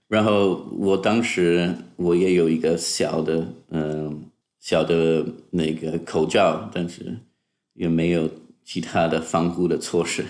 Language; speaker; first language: Chinese; non-native, fluent; English